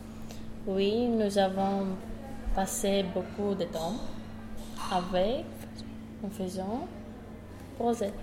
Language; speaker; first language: French; non-native, learner; Greek